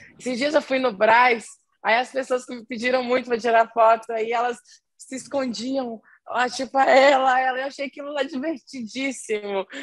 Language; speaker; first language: Portuguese; native; Portuguese